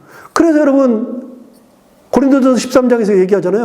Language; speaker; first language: Korean; native; Korean